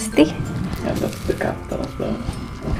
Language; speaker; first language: English; non-native, fluent; Romanian